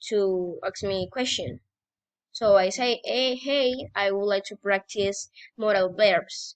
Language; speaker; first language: English; non-native, learner; Spanish